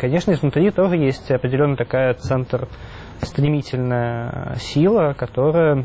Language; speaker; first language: Russian; native; Russian